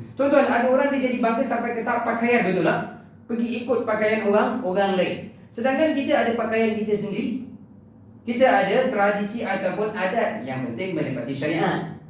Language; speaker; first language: Malay; native; Malay